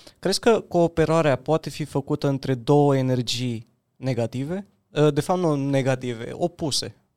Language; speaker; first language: Romanian; native; Romanian